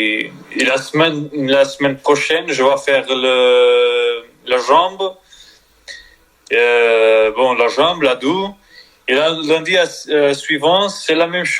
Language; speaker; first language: French; non-native, learner; Spanish